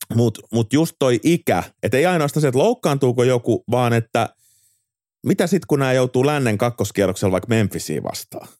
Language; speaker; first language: Finnish; native; Finnish